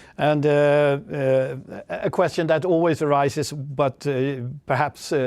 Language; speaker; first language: English; non-native, fluent; Swedish